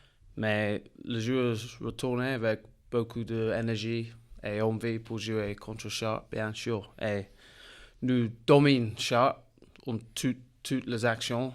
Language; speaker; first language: French; non-native, learner; English